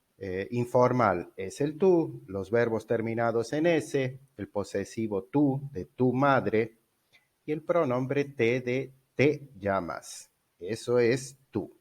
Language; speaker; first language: Spanish; non-native, fluent; Portuguese